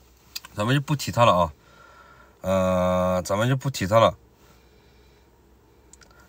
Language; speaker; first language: Chinese; native; Chinese